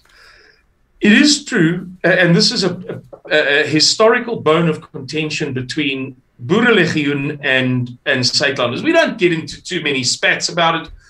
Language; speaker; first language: English; native; English